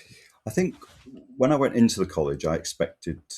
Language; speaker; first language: English; native; English